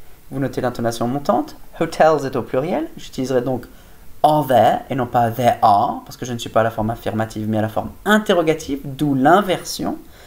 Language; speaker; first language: French; native; French